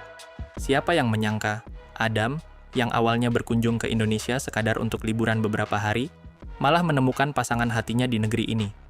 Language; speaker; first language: Indonesian; native; Indonesian